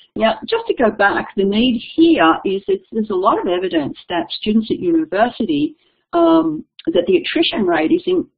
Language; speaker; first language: English; native; English